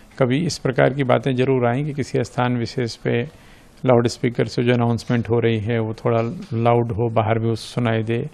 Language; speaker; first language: Hindi; native; Hindi